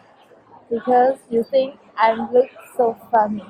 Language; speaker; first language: English; non-native, learner; Chinese